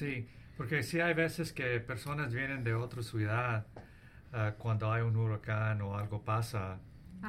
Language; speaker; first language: Spanish; early bilingual, heritage; English